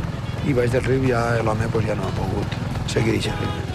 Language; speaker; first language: Catalan; native; Catalan